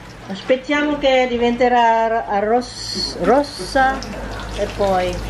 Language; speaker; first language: Italian; non-native, fluent; Filipino